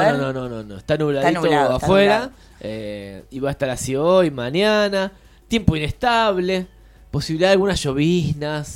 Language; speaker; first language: Spanish; native; Spanish